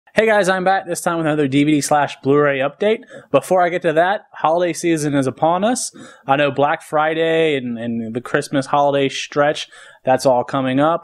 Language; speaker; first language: English; native; English